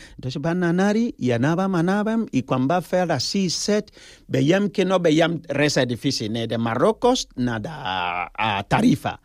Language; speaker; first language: Catalan; non-native, learner; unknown